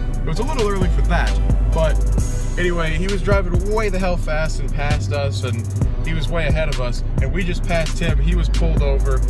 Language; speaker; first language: English; native; English